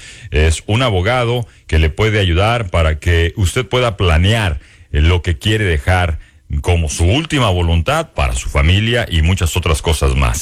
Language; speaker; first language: Spanish; native; Spanish